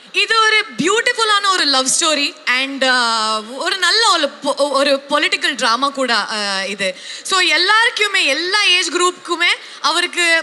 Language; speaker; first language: Tamil; non-native, local second language; Kannada